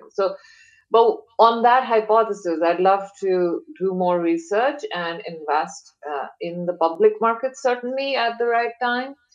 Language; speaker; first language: English; non-native, local second language; Hindi